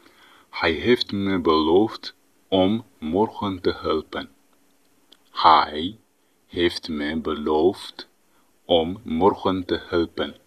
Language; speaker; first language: Dutch; non-native, fluent; Tigrinya